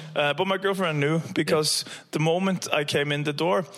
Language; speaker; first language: English; non-native, fluent; Norwegian